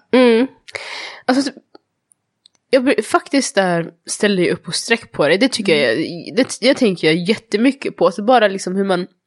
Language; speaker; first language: Swedish; early bilingual, other home language; Somali